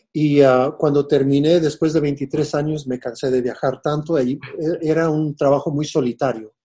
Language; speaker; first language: Spanish; early bilingual, heritage; Spanish